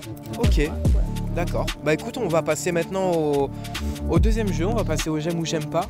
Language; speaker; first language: French; native; French